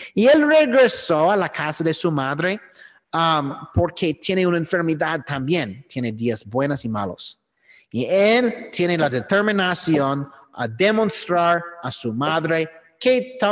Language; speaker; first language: Spanish; non-native, fluent; English